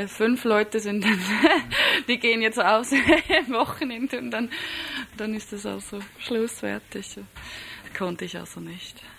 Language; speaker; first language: German; non-native, learner; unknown